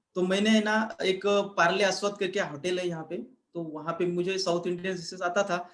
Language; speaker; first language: Hindi; non-native, local second language; Marathi